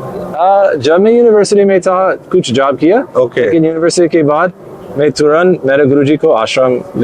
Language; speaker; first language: Hindi; non-native, learner; English